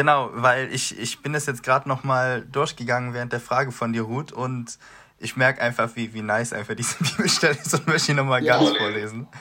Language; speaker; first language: German; native; German